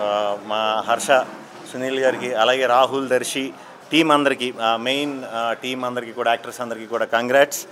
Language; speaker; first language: Telugu; native; Telugu